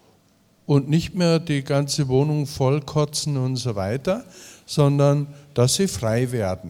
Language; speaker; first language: German; native; German